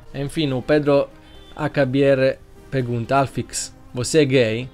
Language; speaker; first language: Portuguese; non-native, learner; Italian